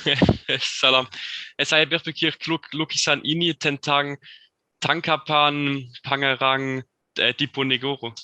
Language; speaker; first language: Indonesian; non-native, learner; German